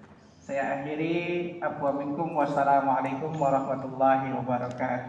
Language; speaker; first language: Indonesian; native; Indonesian